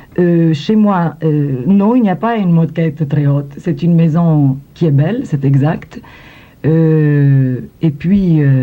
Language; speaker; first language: French; non-native, fluent; Italian